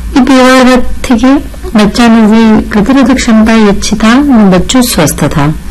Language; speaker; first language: Gujarati; non-native, local second language; Hindi